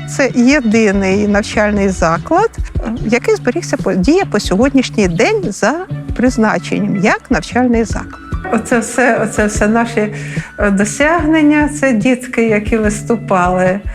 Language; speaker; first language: Ukrainian; native; Ukrainian